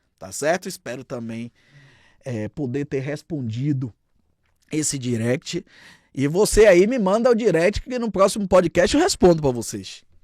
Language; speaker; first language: Portuguese; native; Portuguese